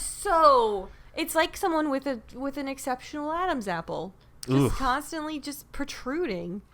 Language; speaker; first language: English; native; English